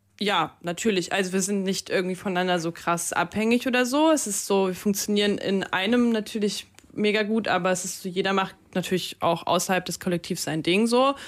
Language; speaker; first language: German; early bilingual, other home language; Russian